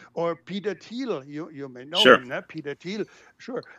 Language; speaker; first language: English; non-native, fluent; German